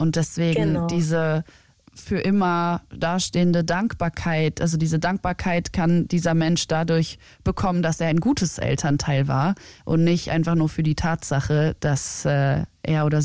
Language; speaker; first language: German; native; German